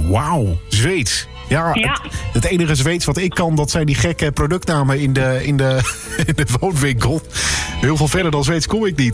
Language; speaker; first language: Dutch; native; Dutch